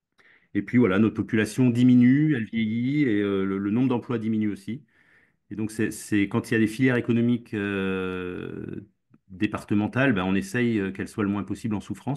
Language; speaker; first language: French; native; French